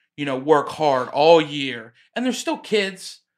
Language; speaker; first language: English; native; English